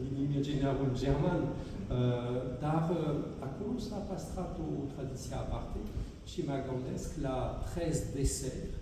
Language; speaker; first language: Romanian; non-native, fluent; French